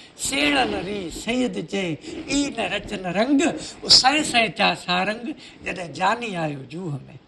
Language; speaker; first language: Sindhi; native; Sindhi